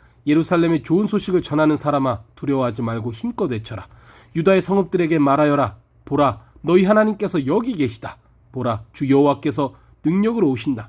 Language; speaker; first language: Korean; native; Korean